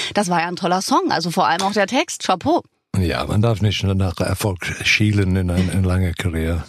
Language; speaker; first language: German; non-native, fluent; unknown